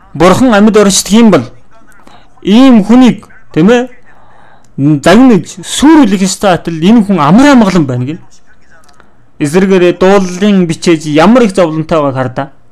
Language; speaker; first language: Mongolian; non-native, fluent; Korean